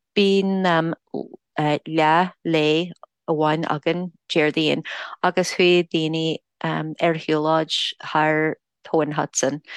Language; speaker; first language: Irish; non-native, fluent; English